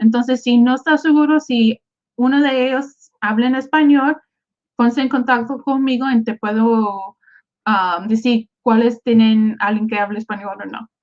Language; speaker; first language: Spanish; early bilingual, other home language; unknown